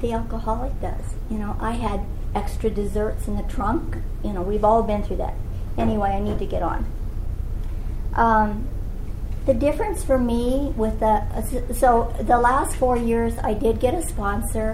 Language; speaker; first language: English; native; English